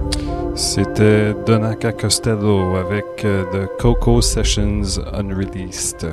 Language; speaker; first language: French; native; French